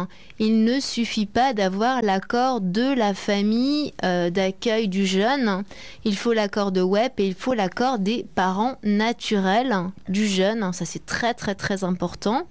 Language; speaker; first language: French; native; French